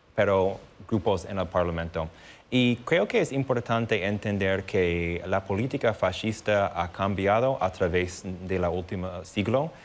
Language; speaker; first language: Spanish; non-native, fluent; English